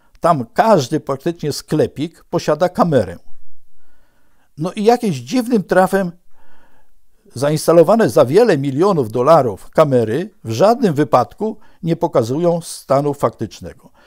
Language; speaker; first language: Polish; native; Polish